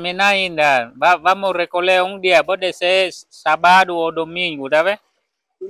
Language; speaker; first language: Portuguese; non-native, learner; Vietnamese